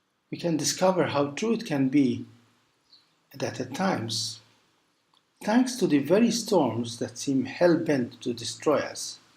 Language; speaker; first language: English; non-native, local second language; Maltese